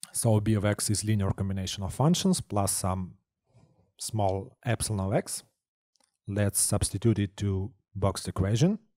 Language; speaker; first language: English; non-native, fluent; Russian